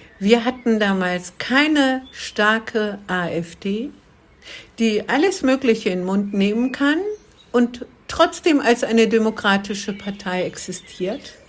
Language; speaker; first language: German; early bilingual, other home language; Kurdish